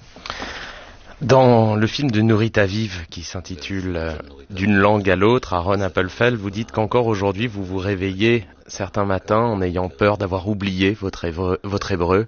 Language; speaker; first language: French; native; French